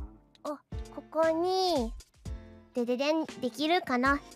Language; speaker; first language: Japanese; non-native, fluent; English